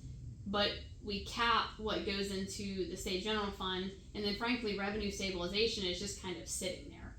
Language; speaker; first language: English; native; English